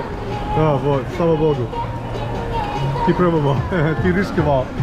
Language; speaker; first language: Russian; non-native, learner; English